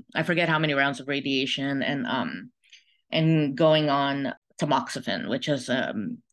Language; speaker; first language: English; early bilingual, other home language; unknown